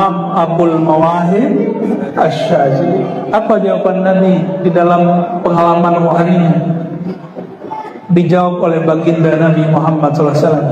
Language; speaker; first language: Indonesian; native; Indonesian